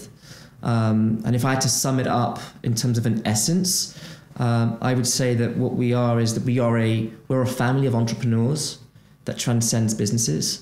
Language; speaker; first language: English; non-native, fluent; Portuguese